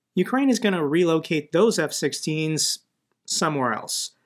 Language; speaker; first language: English; native; English